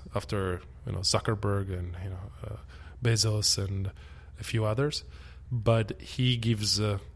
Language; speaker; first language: English; early bilingual, other home language; Italian